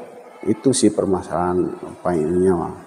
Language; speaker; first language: Indonesian; native; Indonesian